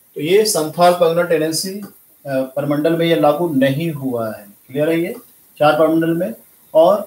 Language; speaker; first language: Hindi; native; Hindi